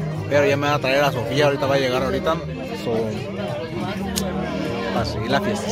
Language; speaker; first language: Spanish; early bilingual, heritage; Spanish